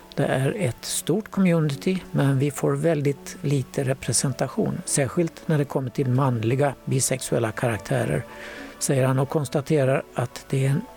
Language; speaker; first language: Swedish; native; Swedish